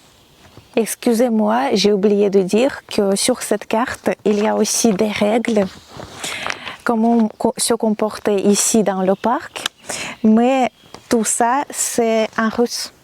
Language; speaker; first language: French; non-native, fluent; Russian